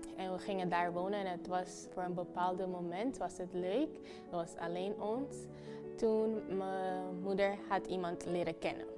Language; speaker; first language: Dutch; non-native, local second language; Papiamento